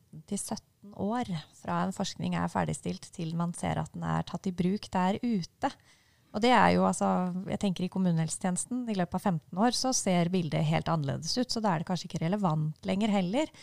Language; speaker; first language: Norwegian; native; Norwegian